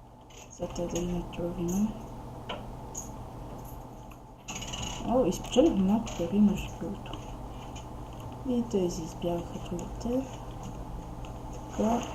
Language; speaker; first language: Bulgarian; native; Bulgarian